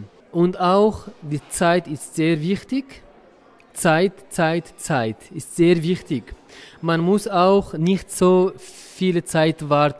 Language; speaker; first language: German; non-native, fluent; Arabic